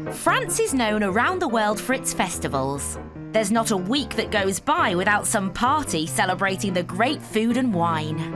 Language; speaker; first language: English; native; English